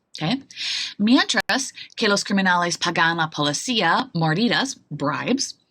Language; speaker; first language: Spanish; non-native, fluent; English